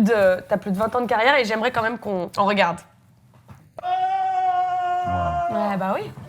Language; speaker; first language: French; native; French